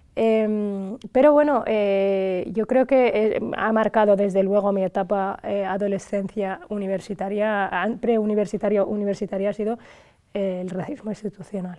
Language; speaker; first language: Spanish; early bilingual, other home language; Arabic